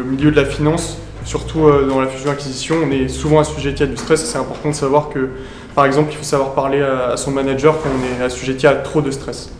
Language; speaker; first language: French; native; French